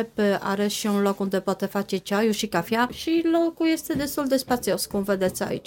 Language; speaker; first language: Romanian; non-native, fluent; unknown